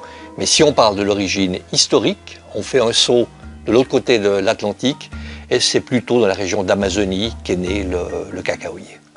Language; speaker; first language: French; native; French